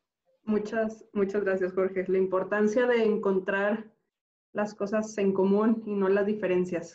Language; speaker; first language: Spanish; native; Spanish